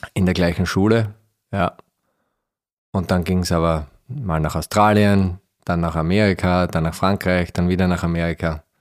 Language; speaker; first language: German; native; German